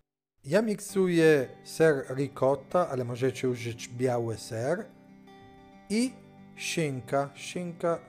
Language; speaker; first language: Polish; non-native, fluent; Italian